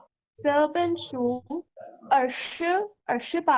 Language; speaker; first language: Chinese; non-native, learner; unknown